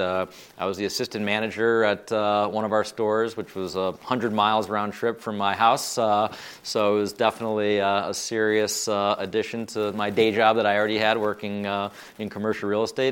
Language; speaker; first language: English; native; English